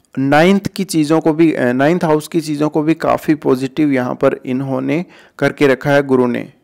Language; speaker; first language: Hindi; native; Hindi